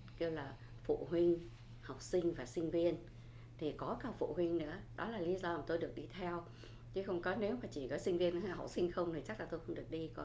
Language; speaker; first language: Vietnamese; native; Vietnamese